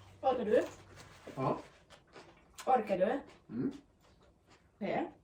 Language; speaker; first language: Swedish; non-native, learner; Thai